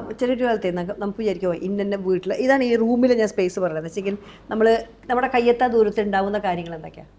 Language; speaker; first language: Malayalam; native; Malayalam